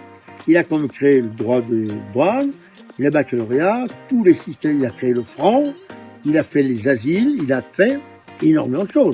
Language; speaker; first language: French; native; French